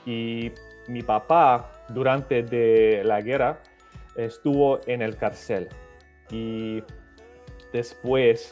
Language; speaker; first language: Spanish; early bilingual, other home language; Serbian